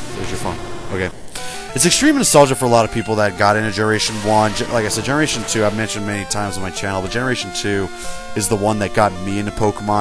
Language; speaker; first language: English; native; English